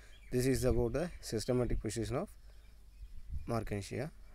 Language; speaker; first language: English; non-native, local second language; Tamil